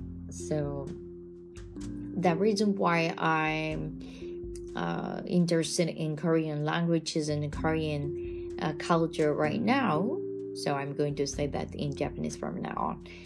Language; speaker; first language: English; non-native, fluent; Japanese